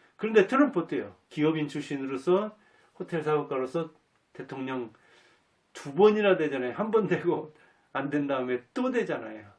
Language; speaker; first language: Korean; native; Korean